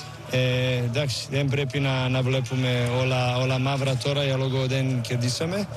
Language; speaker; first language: Greek; non-native, learner; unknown